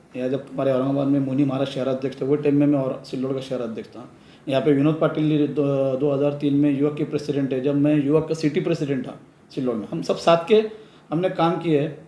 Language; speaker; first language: Hindi; non-native, local second language; Urdu